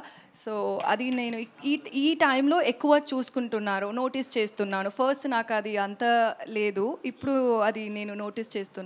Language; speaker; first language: Telugu; non-native, learner; Tamil